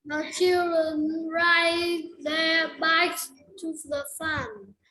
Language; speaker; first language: English; non-native, learner; Vietnamese